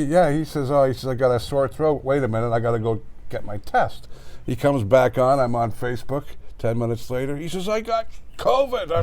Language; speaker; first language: English; native; English